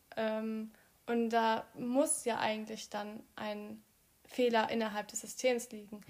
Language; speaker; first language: German; early bilingual, other home language; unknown